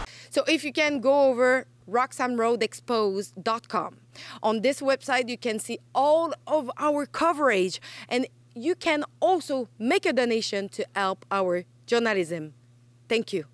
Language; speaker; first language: English; non-native, fluent; French